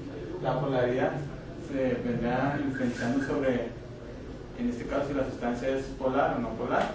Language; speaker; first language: Spanish; native; Spanish